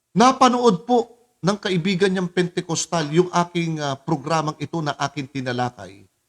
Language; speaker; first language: Filipino; native; Filipino